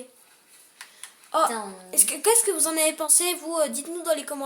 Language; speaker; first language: French; native; French